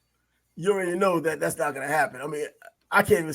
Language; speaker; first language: English; native; English